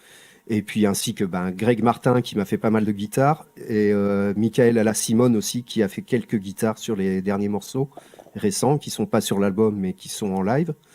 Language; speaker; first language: French; native; French